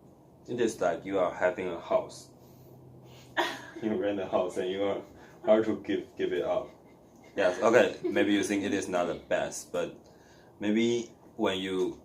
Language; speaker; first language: English; non-native, learner; Chinese